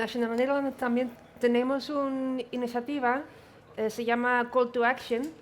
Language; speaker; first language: Spanish; non-native, fluent; Dutch